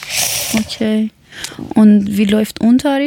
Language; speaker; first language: German; non-native, learner; Persian